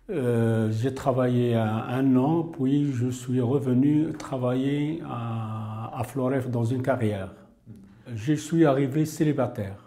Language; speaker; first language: French; non-native, local second language; Arabic